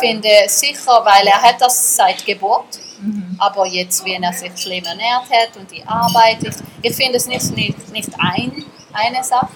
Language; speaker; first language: German; early bilingual, heritage; German